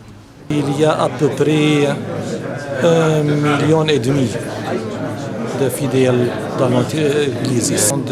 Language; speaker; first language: French; non-native, learner; Arabic